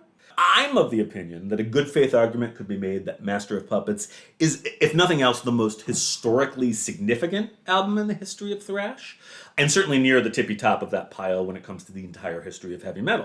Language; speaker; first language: English; native; English